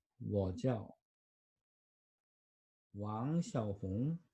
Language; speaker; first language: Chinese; non-native, fluent; Korean